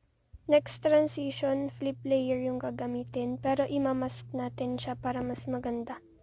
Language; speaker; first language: Filipino; native; Filipino